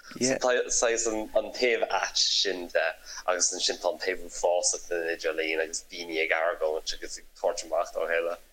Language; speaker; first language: Irish; non-native, local second language; English